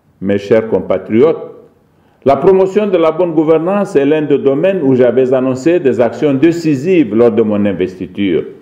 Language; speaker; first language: French; non-native, local second language; Arabic